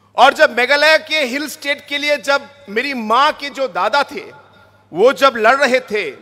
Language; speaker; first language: Hindi; non-native, local second language; Garo